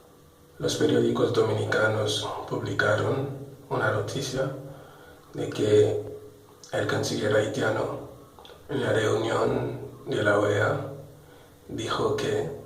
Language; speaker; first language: Spanish; non-native, local second language; Haitian Creole